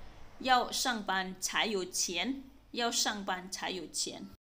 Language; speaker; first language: Chinese; non-native, fluent; Thai